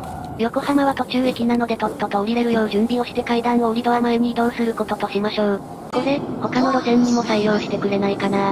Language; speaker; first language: Japanese; native; Japanese